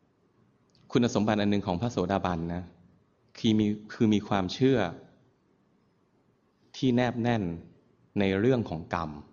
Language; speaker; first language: Thai; native; Thai